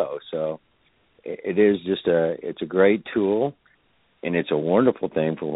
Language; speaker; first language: English; native; English